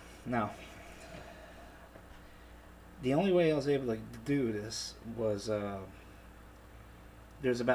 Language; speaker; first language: English; native; English